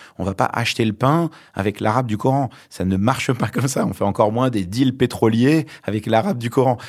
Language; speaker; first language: French; early bilingual, other home language; Arabic